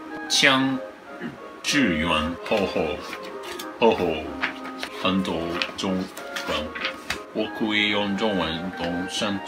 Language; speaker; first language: Chinese; non-native, learner; Japanese